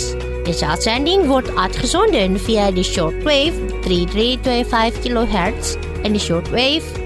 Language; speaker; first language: Dutch; non-native, fluent; Indonesian